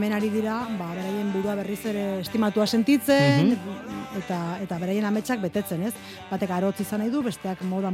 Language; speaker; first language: Basque; native; Basque